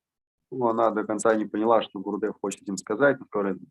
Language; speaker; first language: Russian; native; Russian